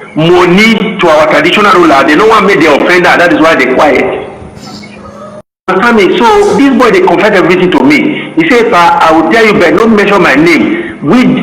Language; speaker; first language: Nigerian Pidgin; non-native, local second language; Bini